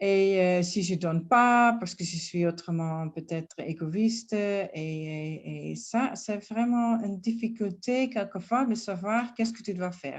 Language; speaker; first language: French; non-native, fluent; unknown